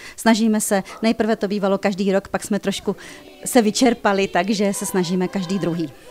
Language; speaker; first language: Czech; native; Czech